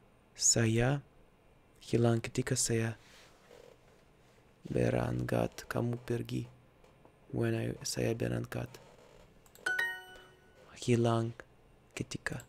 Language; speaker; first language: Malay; non-native, learner; Russian